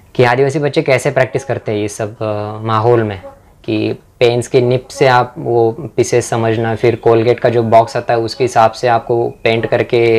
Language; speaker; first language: Hindi; non-native, local second language; Marathi